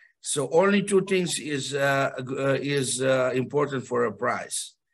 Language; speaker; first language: English; non-native, fluent; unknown